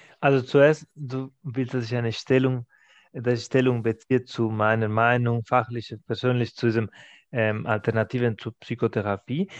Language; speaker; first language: German; non-native, fluent; Spanish